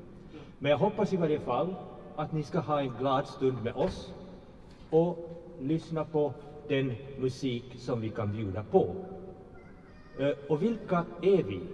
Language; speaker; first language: Swedish; native; Swedish